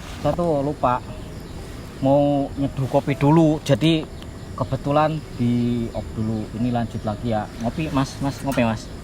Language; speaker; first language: Indonesian; native; Indonesian